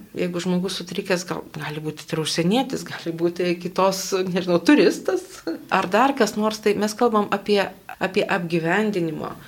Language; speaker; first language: Lithuanian; native; Lithuanian